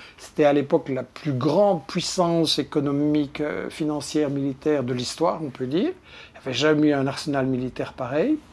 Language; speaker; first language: French; native; French